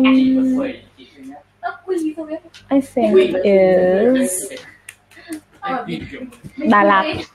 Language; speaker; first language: English; non-native, learner; Vietnamese